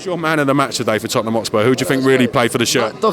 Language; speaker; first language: English; native; English